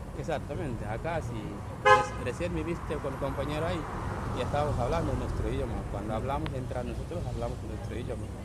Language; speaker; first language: Spanish; non-native, fluent; Wolof